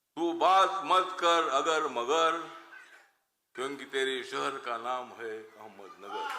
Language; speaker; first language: Hindi; non-native, local second language; Marathi